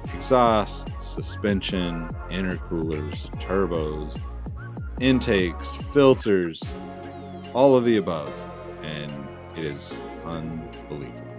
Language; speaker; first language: English; native; English